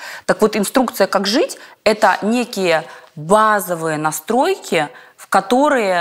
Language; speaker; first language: Russian; native; Russian